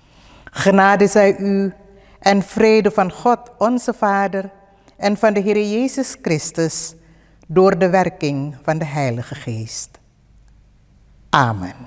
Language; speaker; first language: Dutch; non-native, fluent; Indonesian